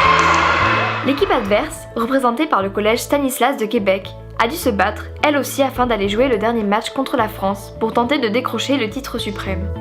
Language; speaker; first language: French; native; French